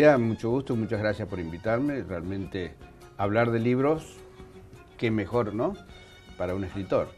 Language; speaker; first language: Spanish; native; Spanish